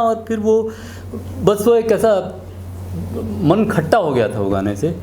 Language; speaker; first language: Hindi; native; Hindi